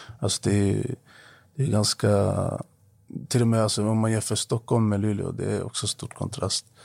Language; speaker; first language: Swedish; non-native, fluent; Arabic